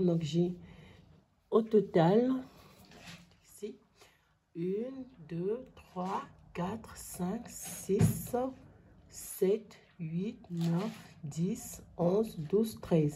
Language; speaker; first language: French; non-native, local second language; Arabic